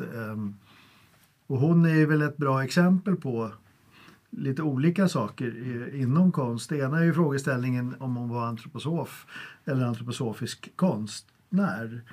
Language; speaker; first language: Swedish; native; Swedish